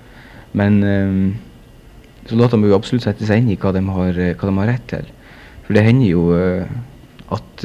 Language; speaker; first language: Norwegian; native; Norwegian